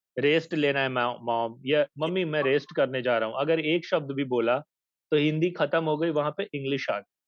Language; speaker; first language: Hindi; native; Hindi